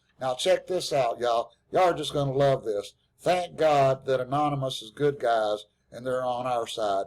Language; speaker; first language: English; native; English